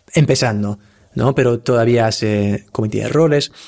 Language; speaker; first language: Spanish; non-native, fluent; English